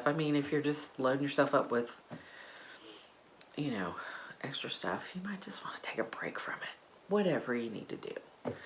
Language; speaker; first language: English; native; English